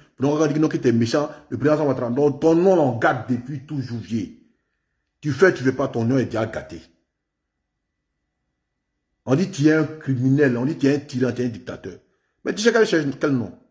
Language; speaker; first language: French; native; French